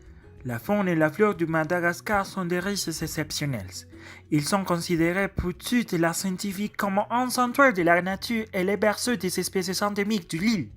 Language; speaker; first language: French; non-native, learner; Spanish